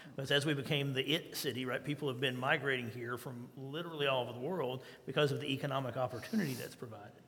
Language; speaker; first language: English; native; English